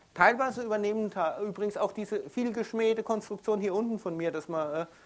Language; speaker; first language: German; native; German